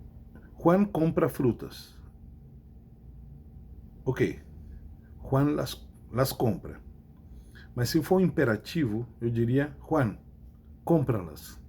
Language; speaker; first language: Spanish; non-native, fluent; Portuguese